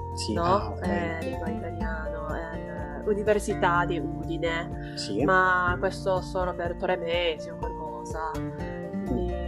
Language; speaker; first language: Italian; non-native, learner; Japanese